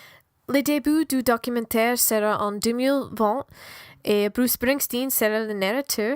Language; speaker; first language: French; non-native, learner; English